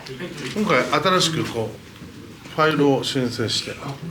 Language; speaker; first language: Japanese; native; Japanese